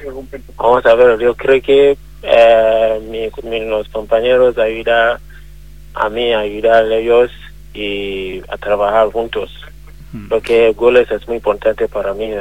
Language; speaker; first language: Spanish; non-native, learner; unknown